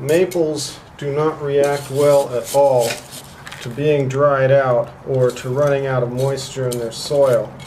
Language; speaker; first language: English; native; English